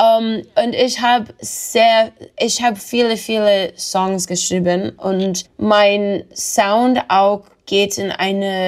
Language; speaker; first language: German; non-native, learner; English